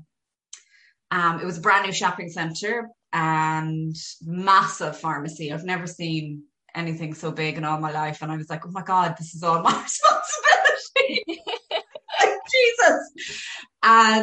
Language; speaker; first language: English; native; English